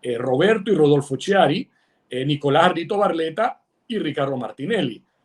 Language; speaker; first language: Spanish; early bilingual, other home language; Italian